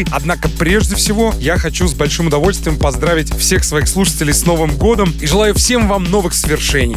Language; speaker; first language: Russian; native; Russian